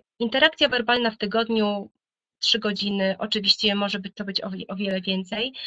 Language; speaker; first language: Polish; native; Polish